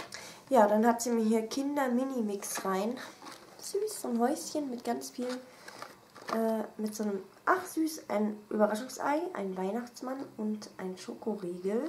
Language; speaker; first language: German; native; German